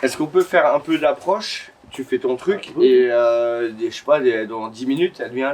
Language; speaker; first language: French; native; French